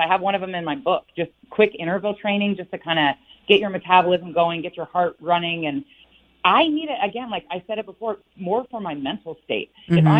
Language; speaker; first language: English; native; English